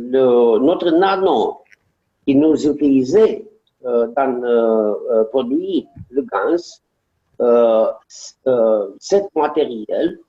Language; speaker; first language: French; non-native, learner; Romanian